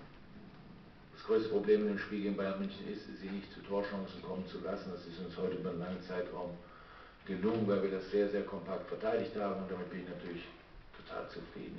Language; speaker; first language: German; native; German